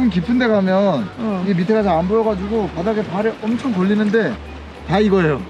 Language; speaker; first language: Korean; native; Korean